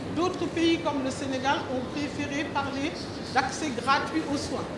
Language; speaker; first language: French; non-native, local second language; Wolof